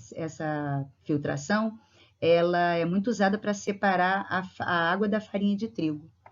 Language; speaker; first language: Portuguese; native; Portuguese